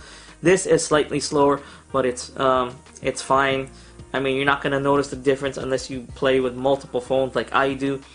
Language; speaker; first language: English; native; English